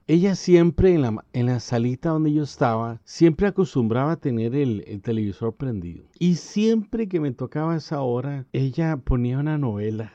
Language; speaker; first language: Spanish; native; Spanish